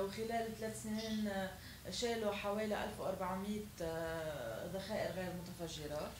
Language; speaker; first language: Arabic; native; Arabic